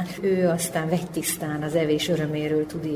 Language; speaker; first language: Hungarian; native; Hungarian